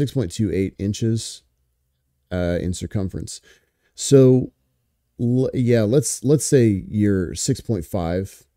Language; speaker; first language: English; native; English